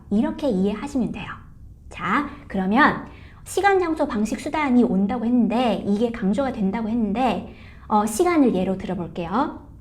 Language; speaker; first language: Korean; non-native, fluent; Chinese